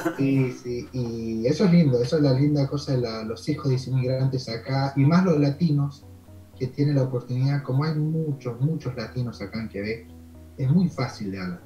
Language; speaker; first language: Spanish; early bilingual, heritage; Spanish